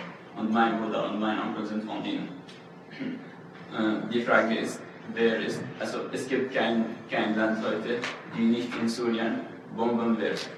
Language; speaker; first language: German; non-native, learner; Arabic